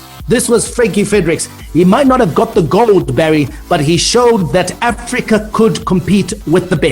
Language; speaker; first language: English; native; English